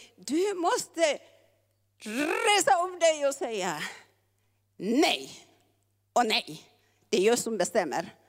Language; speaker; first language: Swedish; non-native, fluent; Tigrinya